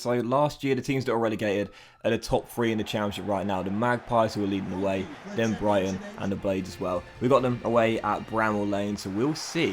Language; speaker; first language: English; native; English